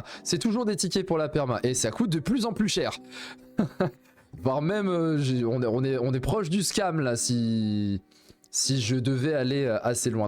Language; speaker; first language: French; native; French